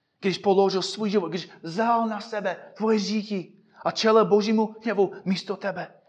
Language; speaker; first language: Czech; non-native, fluent; English